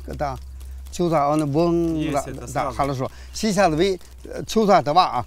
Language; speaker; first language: Russian; non-native, learner; Chinese